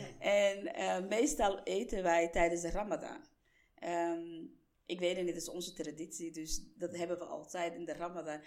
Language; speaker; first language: Dutch; non-native, fluent; Somali